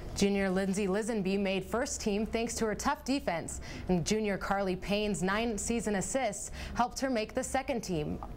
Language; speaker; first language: English; native; English